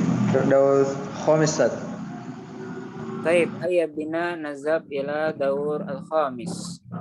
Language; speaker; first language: Arabic; non-native, fluent; Indonesian